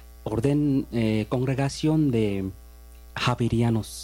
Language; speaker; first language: Spanish; non-native, learner; Bangla